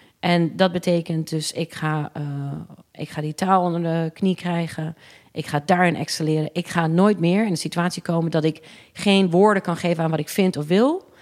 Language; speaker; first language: Dutch; early bilingual, other home language; English